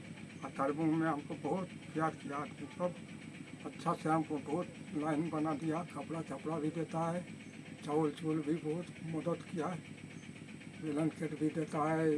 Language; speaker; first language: Hindi; non-native, local second language; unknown